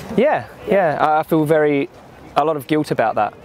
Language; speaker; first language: English; native; English